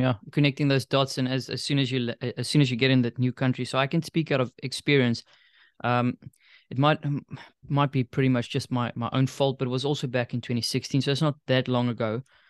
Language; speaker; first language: English; non-native, local second language; Afrikaans